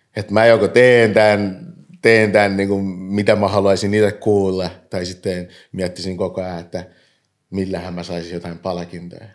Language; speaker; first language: Finnish; early bilingual, other home language; English